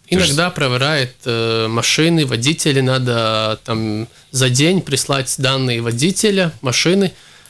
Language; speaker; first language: Russian; non-native, local second language; Latvian